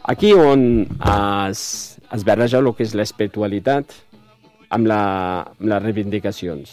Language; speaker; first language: Catalan; non-native, fluent; Arabic